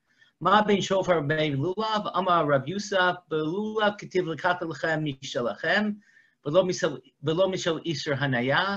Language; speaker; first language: Hebrew; non-native, fluent; English